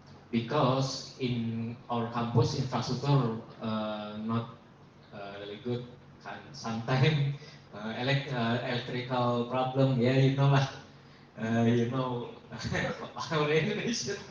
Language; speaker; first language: English; non-native, learner; Indonesian